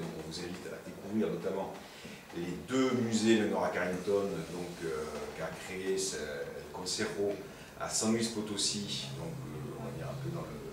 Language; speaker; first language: French; native; French